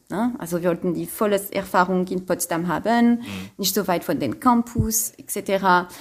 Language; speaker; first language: German; non-native, fluent; French